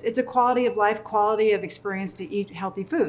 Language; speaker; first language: English; native; English